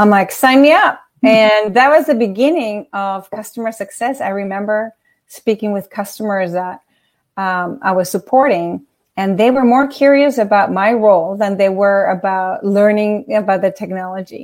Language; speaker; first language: English; non-native, fluent; Spanish